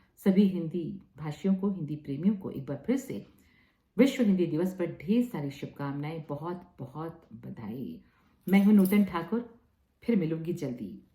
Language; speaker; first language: Hindi; native; Hindi